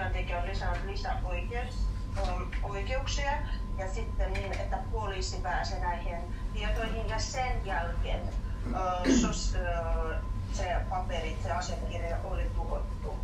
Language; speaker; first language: Finnish; non-native, fluent; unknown